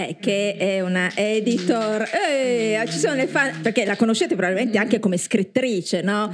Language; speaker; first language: Italian; native; Italian